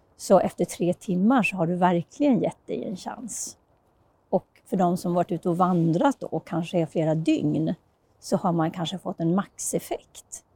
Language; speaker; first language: Swedish; native; Swedish